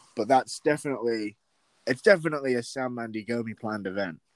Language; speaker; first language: English; native; English